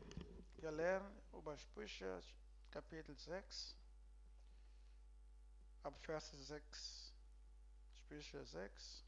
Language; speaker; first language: German; non-native, learner; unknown